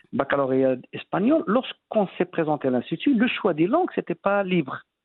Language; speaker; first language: French; non-native, local second language; Arabic